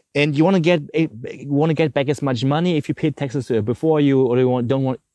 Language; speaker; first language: English; non-native, fluent; German